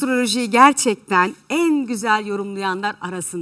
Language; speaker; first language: Turkish; native; Turkish